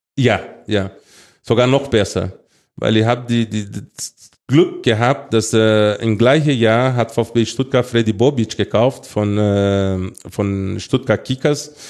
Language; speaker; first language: German; non-native, fluent; Portuguese